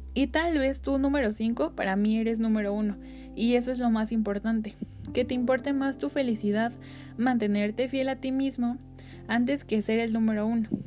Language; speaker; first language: Spanish; native; Spanish